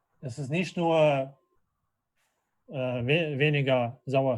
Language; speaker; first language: German; non-native, fluent; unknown